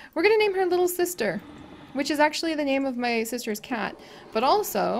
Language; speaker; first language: English; native; English